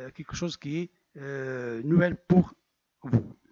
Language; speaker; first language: French; non-native, local second language; Arabic